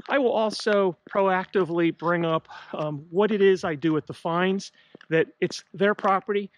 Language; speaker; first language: English; native; English